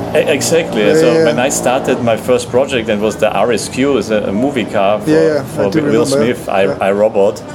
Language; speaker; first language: English; non-native, fluent; German